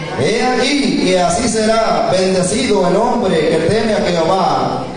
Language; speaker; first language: Spanish; native; Spanish